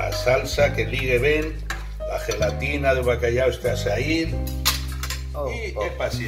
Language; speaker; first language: Portuguese; non-native, learner; Spanish